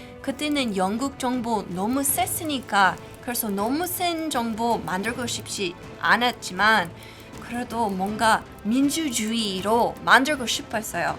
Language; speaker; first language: Korean; non-native, fluent; English